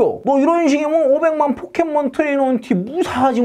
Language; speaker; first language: Korean; native; Korean